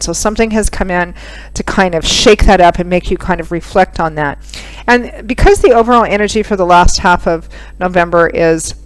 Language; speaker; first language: English; native; English